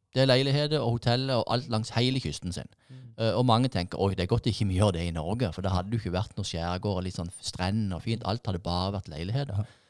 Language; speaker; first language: Norwegian; native; Norwegian